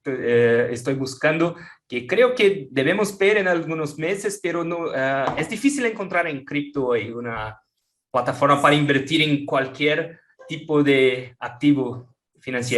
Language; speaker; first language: Spanish; non-native, fluent; Portuguese